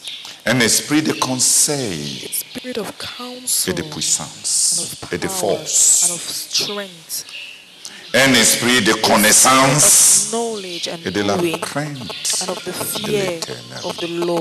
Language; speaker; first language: French; non-native, local second language; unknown